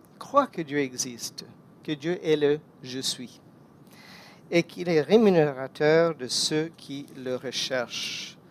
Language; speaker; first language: French; non-native, fluent; English